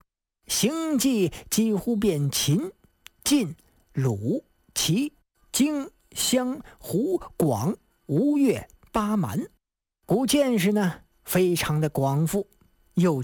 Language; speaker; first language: Chinese; native; Chinese